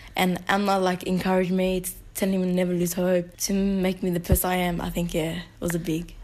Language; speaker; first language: English; native; English